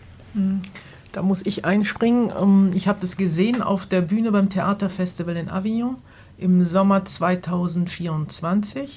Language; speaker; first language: German; native; German